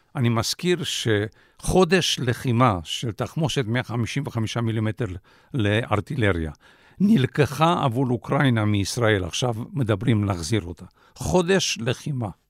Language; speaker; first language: Hebrew; non-native, fluent; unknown